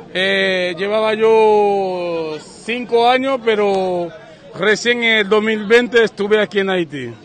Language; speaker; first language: Spanish; non-native, fluent; Haitian Creole